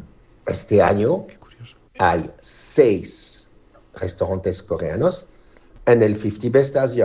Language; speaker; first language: Spanish; non-native, fluent; French